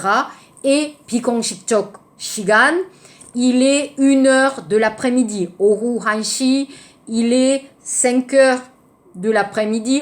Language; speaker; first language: French; native; French